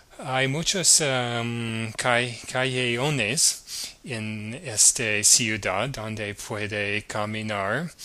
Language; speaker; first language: Spanish; non-native, learner; English